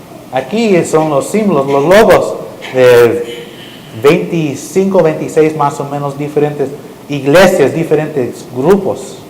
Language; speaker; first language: Spanish; non-native, learner; English